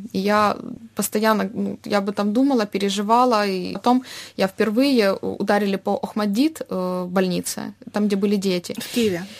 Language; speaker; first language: Russian; native; Russian